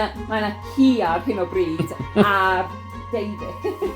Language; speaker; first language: Welsh; non-native, fluent; English